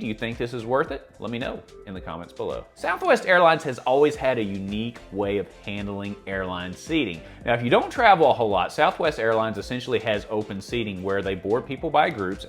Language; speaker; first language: English; native; English